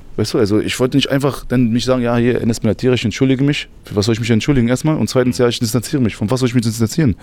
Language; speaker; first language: German; early bilingual, other home language; Arabic